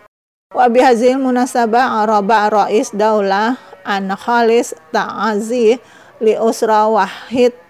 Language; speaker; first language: Arabic; non-native, fluent; Indonesian